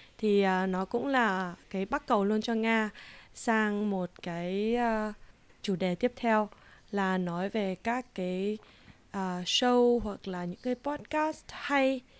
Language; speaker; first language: Vietnamese; early bilingual, heritage; Vietnamese